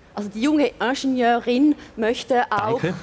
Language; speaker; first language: German; native; German